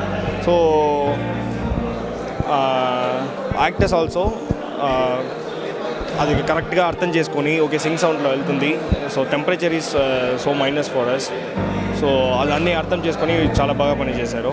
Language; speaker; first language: Telugu; non-native, learner; Tamil